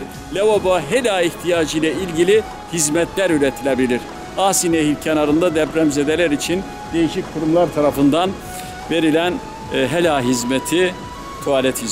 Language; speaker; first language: Turkish; native; Turkish